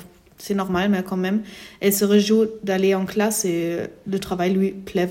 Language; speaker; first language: French; non-native, fluent; German